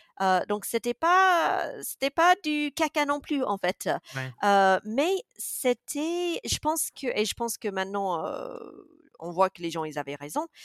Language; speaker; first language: French; non-native, fluent; English